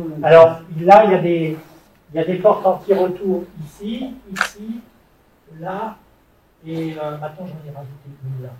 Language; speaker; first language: French; native; French